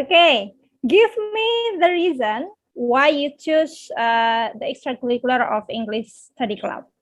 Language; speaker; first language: English; non-native, learner; Indonesian